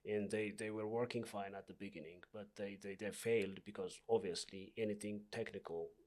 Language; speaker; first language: English; non-native, local second language; Amharic